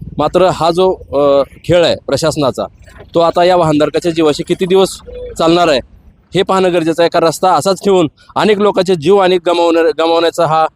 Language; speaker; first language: Marathi; native; Marathi